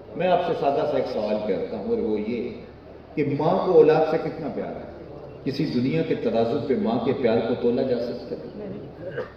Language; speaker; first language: Urdu; non-native, local second language; Punjabi